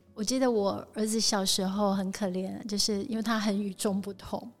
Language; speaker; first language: Chinese; native; Chinese